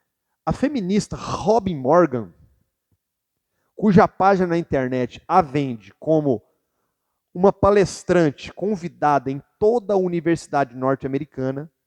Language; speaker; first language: Portuguese; native; Portuguese